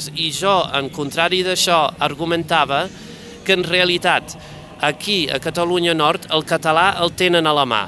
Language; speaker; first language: Catalan; non-native, fluent; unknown